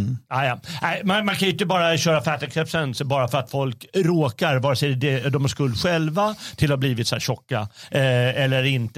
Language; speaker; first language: Swedish; native; Swedish